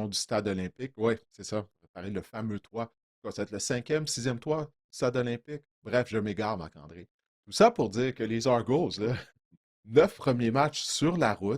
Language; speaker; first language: French; native; French